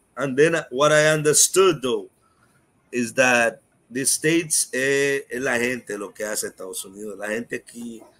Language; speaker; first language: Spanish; non-native, local second language; English